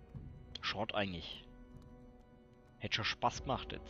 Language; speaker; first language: German; native; German